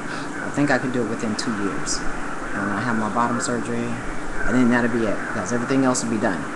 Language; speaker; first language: English; native; English